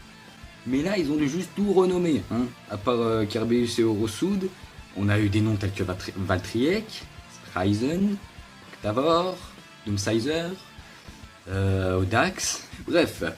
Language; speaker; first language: French; native; French